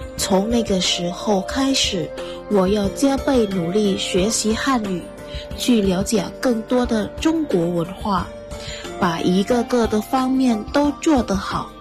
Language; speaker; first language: Chinese; non-native, fluent; Thai